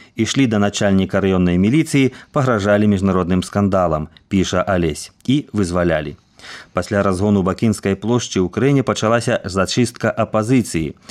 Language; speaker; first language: Belarusian; native; Belarusian